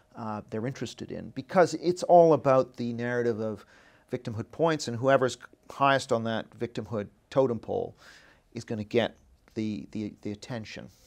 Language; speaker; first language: English; native; English